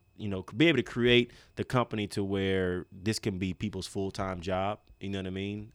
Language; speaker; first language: English; native; English